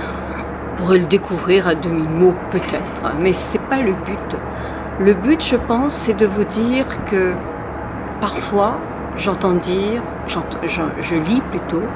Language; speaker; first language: French; native; French